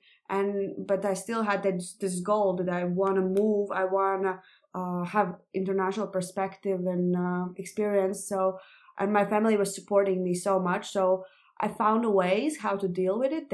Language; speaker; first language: English; non-native, fluent; Latvian